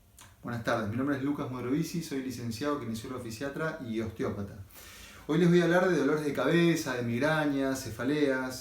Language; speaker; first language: Spanish; native; Spanish